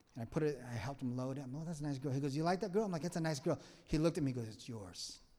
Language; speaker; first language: English; non-native, fluent; Vietnamese